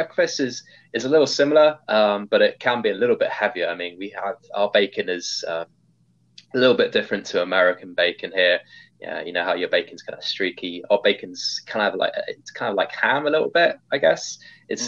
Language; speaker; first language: English; native; English